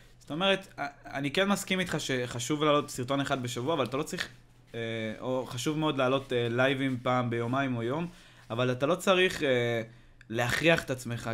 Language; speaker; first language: Hebrew; native; Hebrew